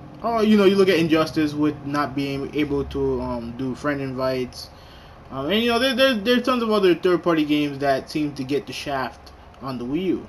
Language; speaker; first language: English; native; English